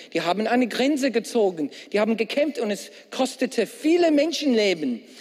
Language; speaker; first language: German; non-native, fluent; English